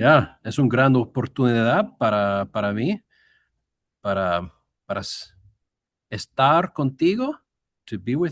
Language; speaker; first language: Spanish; non-native, learner; English